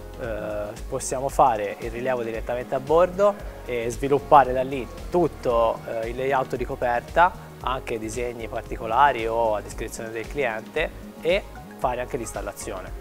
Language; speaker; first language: Italian; native; Italian